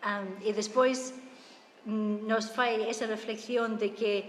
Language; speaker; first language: Galician; non-native, fluent; English